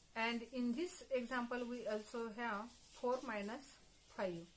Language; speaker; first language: English; non-native, local second language; Marathi